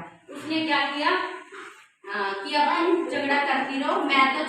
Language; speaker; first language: Hindi; native; Hindi